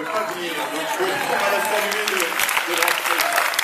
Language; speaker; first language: French; native; French